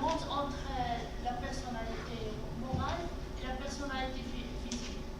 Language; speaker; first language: French; non-native, learner; Arabic